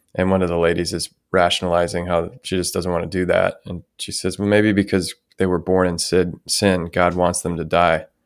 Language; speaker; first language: English; native; English